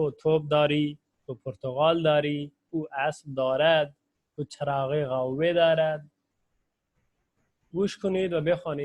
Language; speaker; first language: Persian; non-native, fluent; Urdu